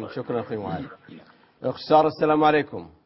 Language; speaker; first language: Arabic; native; Arabic